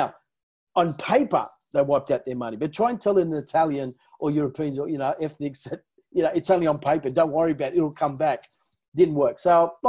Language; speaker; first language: English; non-native, local second language; Italian